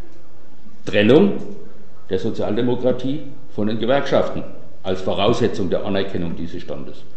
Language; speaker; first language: German; native; German